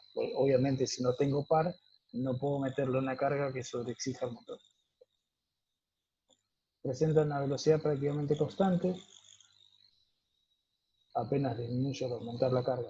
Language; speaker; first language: Spanish; native; Spanish